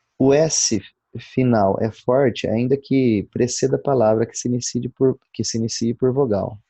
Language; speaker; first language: Portuguese; native; Portuguese